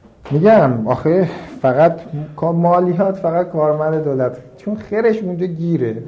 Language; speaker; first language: Persian; native; Persian